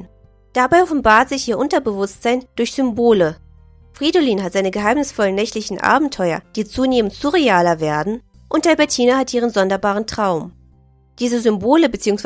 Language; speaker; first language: German; native; German